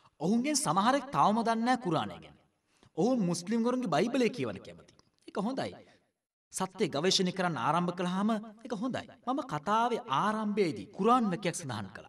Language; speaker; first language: Sinhala; non-native, local second language; Tamil